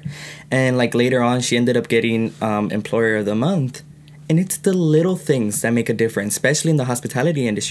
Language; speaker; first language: English; early bilingual, other home language; Spanish